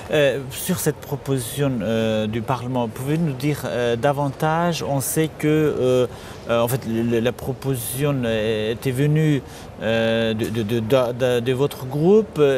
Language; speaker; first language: French; non-native, fluent; Kurdish